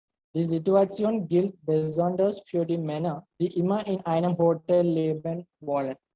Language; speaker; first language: German; non-native, learner; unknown